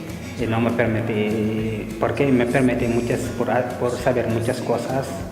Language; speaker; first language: Spanish; non-native, learner; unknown